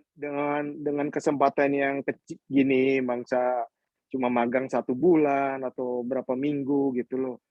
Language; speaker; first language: Indonesian; native; Indonesian